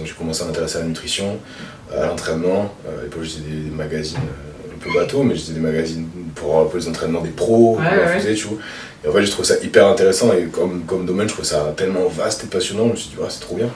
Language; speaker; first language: French; native; French